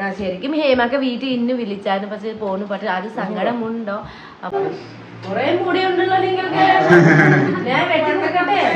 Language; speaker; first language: Malayalam; non-native, learner; Nepali